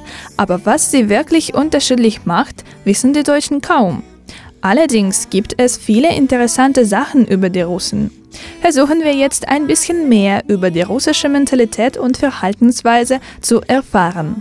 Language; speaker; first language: German; non-native, fluent; Russian